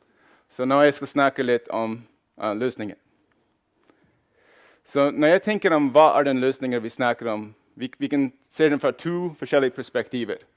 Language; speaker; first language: Norwegian; non-native, fluent; English